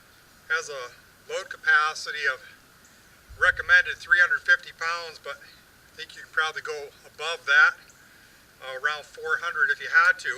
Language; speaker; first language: English; native; English